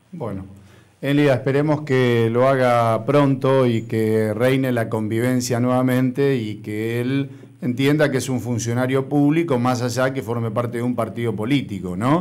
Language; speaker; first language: Spanish; native; Spanish